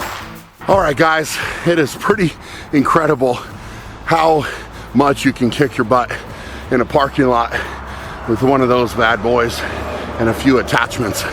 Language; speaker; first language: English; native; English